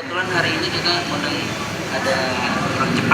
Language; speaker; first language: Indonesian; native; Indonesian